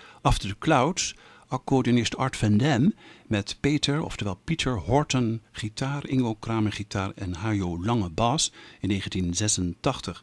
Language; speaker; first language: Dutch; native; Dutch